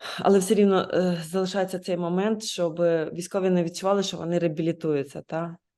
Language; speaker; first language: Ukrainian; native; Ukrainian